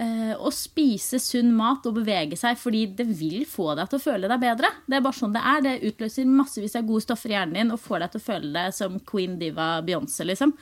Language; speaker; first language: Norwegian; native; Norwegian